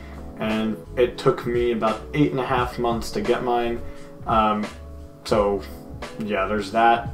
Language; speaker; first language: English; native; English